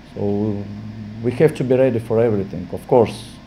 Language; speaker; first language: English; non-native, fluent; Latvian